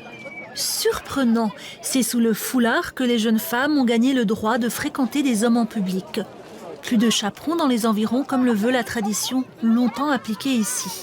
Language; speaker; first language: French; native; French